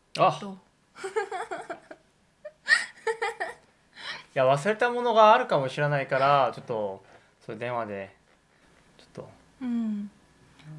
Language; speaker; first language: Japanese; non-native, fluent; Korean